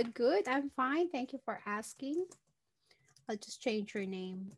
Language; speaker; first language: English; non-native, fluent; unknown